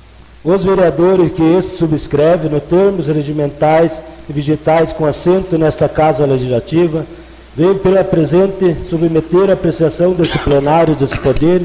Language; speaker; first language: Portuguese; native; Portuguese